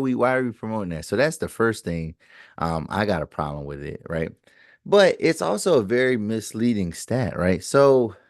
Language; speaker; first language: English; native; English